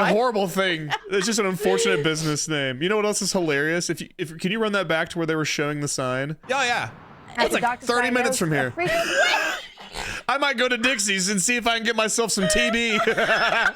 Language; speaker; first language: English; native; English